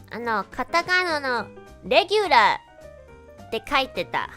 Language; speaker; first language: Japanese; non-native, learner; English